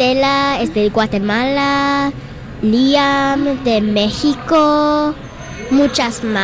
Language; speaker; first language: Spanish; non-native, learner; English